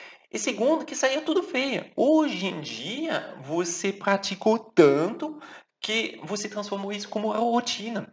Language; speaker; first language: Portuguese; non-native, fluent; French